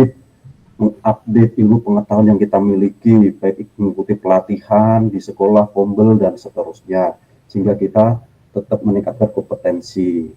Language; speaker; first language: Indonesian; native; Indonesian